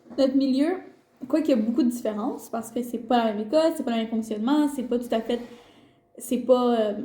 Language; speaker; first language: French; native; French